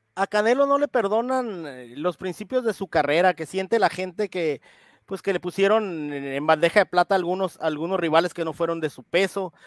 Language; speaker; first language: Spanish; native; Spanish